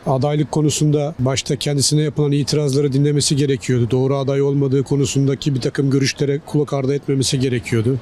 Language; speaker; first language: Turkish; native; Turkish